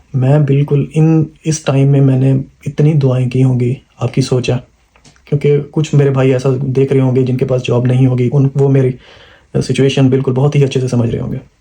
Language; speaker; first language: Urdu; non-native, local second language; Punjabi